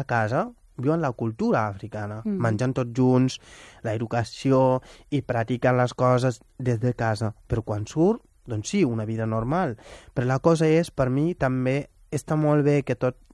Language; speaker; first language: Catalan; non-native, fluent; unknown